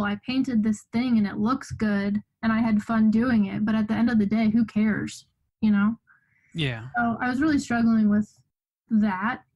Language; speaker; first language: English; native; English